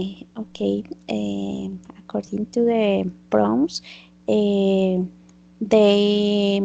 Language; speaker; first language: English; non-native, learner; Spanish